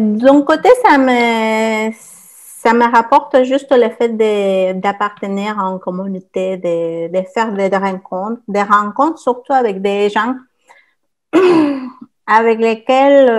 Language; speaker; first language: French; non-native, fluent; Spanish